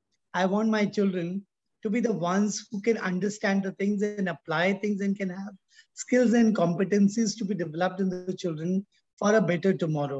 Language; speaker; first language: English; non-native, local second language; Hindi